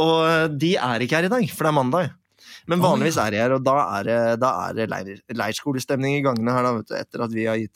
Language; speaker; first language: Norwegian; native; Norwegian